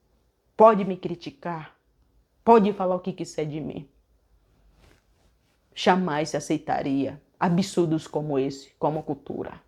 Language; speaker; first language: Portuguese; non-native, local second language; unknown